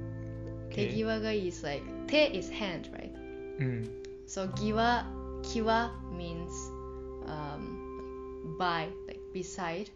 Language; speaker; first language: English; non-native, fluent; Japanese